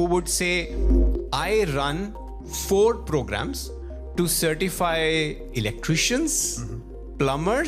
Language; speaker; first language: English; non-native, local second language; Punjabi